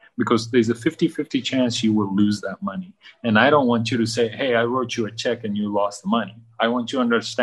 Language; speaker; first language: English; early bilingual, other home language; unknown